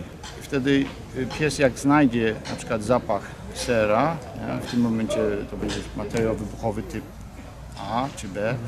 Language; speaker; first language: Polish; early bilingual, heritage; Polish